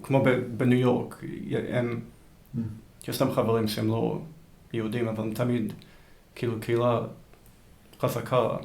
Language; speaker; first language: Hebrew; early bilingual, heritage; Hebrew